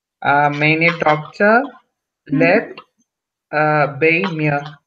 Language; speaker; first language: German; non-native, learner; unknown